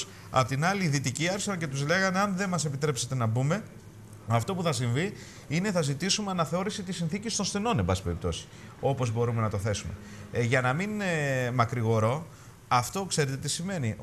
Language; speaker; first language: Greek; native; Greek